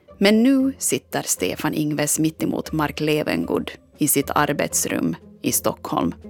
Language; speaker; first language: Swedish; native; Swedish